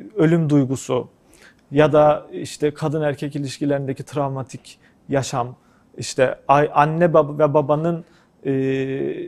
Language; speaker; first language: Turkish; native; Turkish